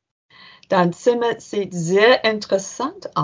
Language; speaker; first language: German; non-native, learner; English